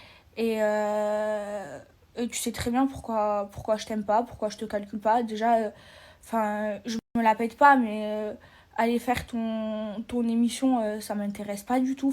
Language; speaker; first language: French; native; French